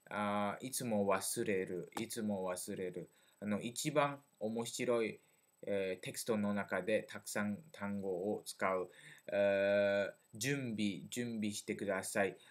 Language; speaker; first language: Japanese; non-native, learner; French